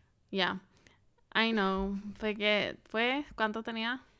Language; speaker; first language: Spanish; early bilingual, other home language; English